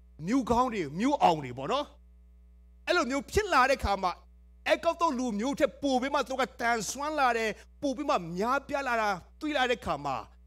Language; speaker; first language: Burmese; non-native, local second language; Hakha Chin